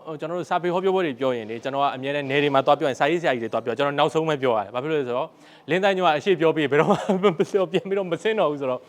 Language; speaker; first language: Burmese; native; Burmese